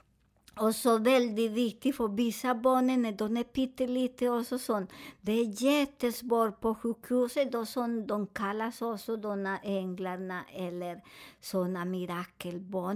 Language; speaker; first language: Swedish; non-native, fluent; Spanish